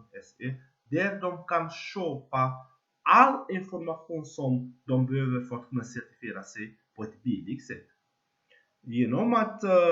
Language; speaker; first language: Swedish; non-native, fluent; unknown